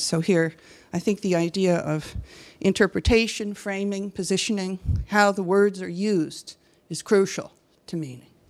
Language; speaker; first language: English; native; English